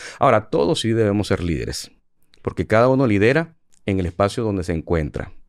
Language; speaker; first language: Spanish; native; Spanish